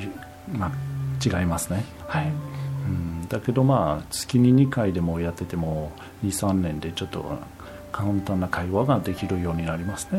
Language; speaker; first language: Japanese; non-native, fluent; French